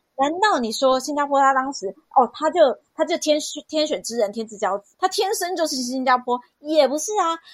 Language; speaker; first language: Chinese; native; Chinese